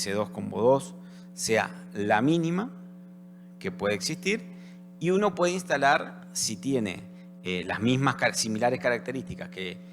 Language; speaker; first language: Spanish; native; Spanish